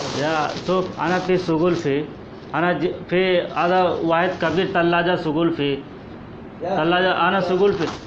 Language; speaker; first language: Arabic; non-native, learner; Hindi